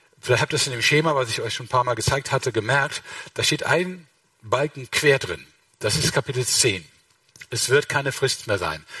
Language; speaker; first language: German; native; German